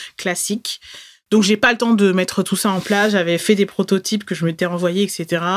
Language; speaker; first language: French; native; French